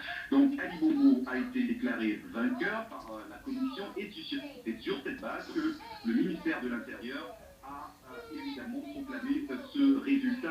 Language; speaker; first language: French; native; French